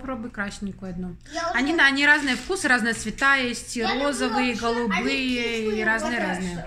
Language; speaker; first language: Russian; native; Russian